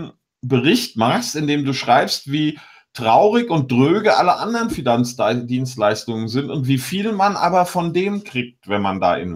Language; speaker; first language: German; native; German